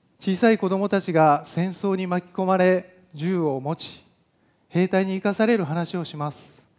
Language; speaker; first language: Japanese; native; Japanese